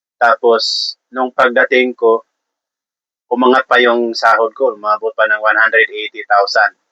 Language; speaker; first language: Filipino; non-native, local second language; Cebuano